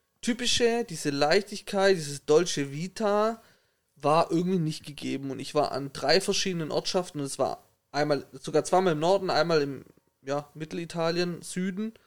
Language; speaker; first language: German; native; German